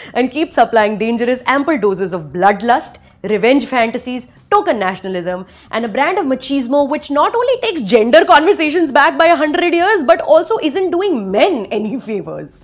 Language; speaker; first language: English; non-native, local second language; Hindi